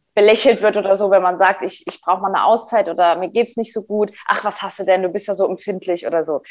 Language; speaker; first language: German; native; German